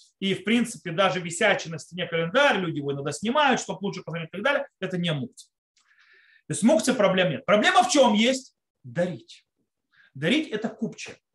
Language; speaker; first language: Russian; early bilingual, heritage; Russian